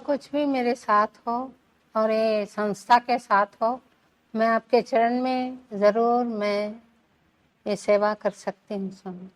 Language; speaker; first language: Hindi; non-native, local second language; Telugu